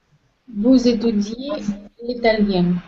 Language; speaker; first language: French; non-native, learner; Russian